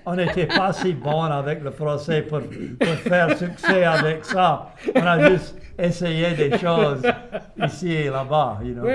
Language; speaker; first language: French; non-native, local second language; English